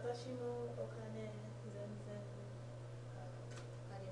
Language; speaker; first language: Japanese; non-native, learner; English